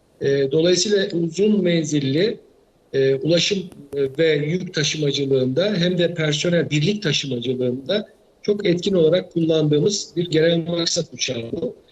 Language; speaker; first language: Turkish; native; Turkish